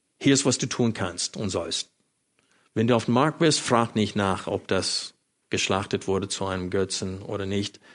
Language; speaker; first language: German; non-native, fluent; English